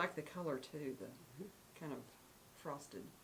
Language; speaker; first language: English; native; English